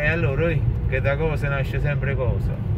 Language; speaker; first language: Italian; native; Italian